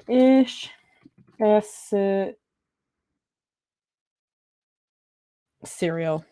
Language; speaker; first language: German; non-native, learner; English